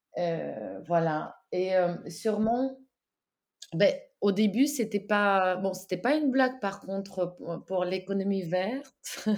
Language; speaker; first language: French; non-native, fluent; Ukrainian